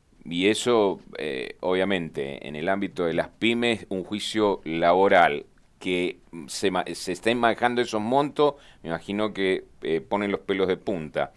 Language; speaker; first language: Spanish; native; Spanish